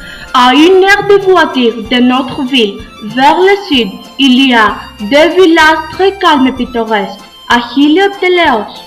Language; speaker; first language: French; non-native, learner; Greek